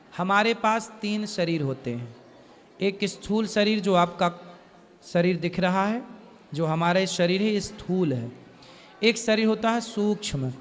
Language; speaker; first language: Hindi; native; Hindi